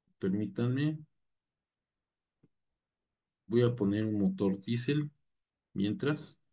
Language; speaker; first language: Spanish; native; Spanish